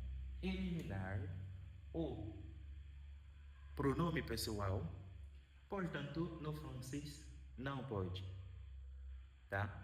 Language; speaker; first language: Portuguese; non-native, fluent; Haitian Creole